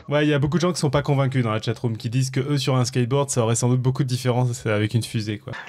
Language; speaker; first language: French; native; French